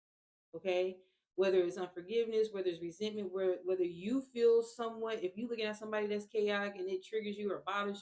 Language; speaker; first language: English; native; English